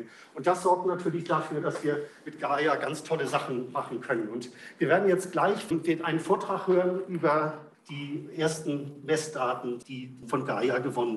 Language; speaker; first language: German; native; German